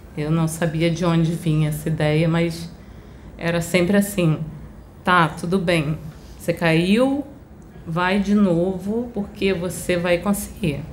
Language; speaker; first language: Portuguese; early bilingual, other home language; Spanish